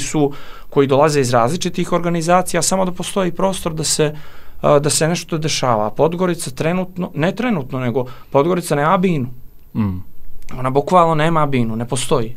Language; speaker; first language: Serbian; native; Serbian